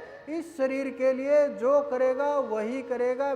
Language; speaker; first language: Hindi; native; Hindi